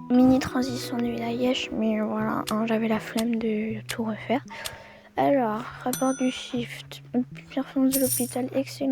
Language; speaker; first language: French; native; French